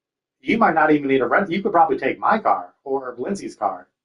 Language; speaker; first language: English; native; English